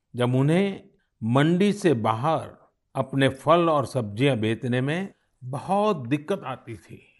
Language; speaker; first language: Hindi; non-native, local second language; Gujarati